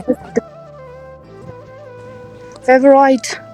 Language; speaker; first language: English; non-native, learner; Chinese